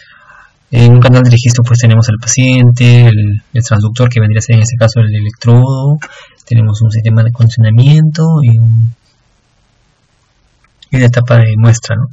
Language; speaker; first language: Spanish; native; Spanish